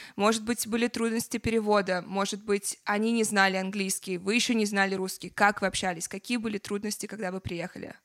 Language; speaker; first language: Russian; native; Russian